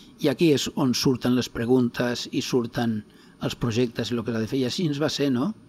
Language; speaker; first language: Catalan; non-native, local second language; Spanish